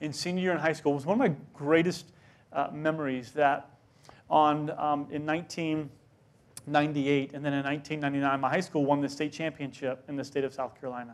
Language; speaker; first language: English; native; English